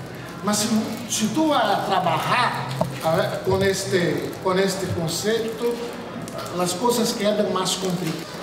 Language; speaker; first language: Spanish; non-native, fluent; Portuguese